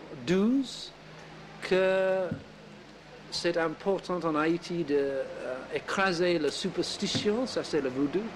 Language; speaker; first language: French; non-native, learner; English